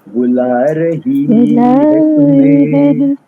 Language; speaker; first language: Hindi; non-native, local second language; Marathi